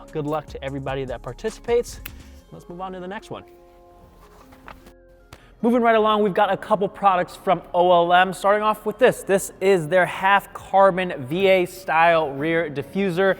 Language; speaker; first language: English; native; English